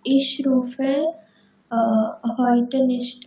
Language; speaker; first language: German; non-native, learner; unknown